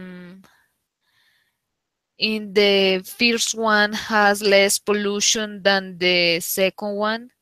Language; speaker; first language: English; non-native, learner; Spanish